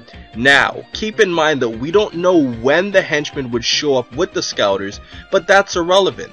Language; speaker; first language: English; native; English